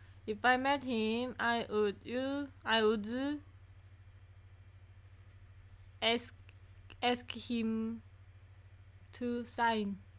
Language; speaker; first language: English; non-native, learner; Korean